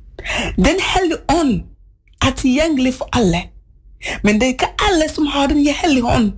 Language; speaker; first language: Norwegian; non-native, fluent; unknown